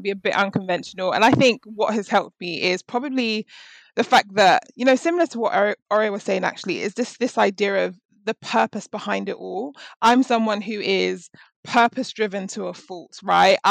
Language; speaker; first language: English; native; English